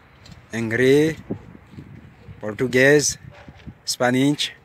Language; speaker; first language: Spanish; non-native, learner; Haitian Creole